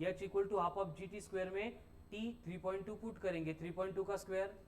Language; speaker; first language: Hindi; non-native, local second language; Marathi